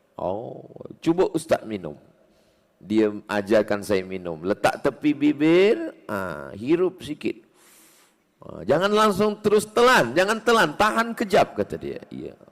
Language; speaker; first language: Malay; native; Malay